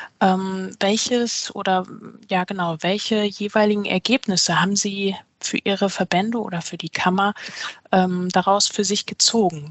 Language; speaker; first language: German; native; German